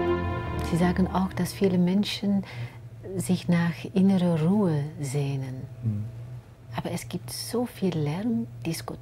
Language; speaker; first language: German; non-native, fluent; Dutch